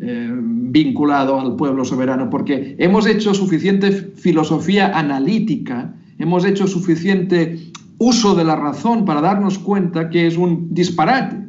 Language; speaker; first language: Spanish; native; Spanish